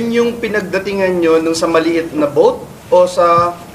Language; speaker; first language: Filipino; native; Filipino